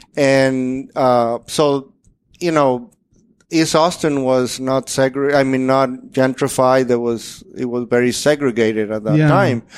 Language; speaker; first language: English; non-native, fluent; Spanish